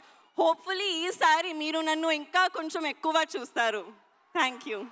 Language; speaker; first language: Telugu; non-native, learner; Hindi